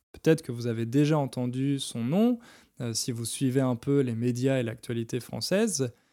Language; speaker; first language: French; native; French